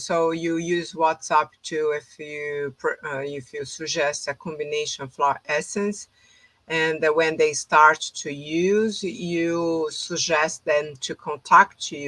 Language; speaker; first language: English; non-native, fluent; Portuguese